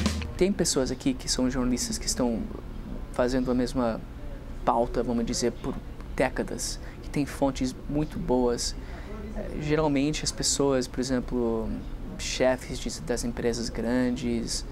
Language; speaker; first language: Portuguese; non-native, fluent; English